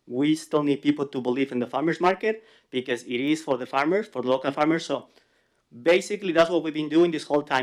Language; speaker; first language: English; non-native, fluent; Spanish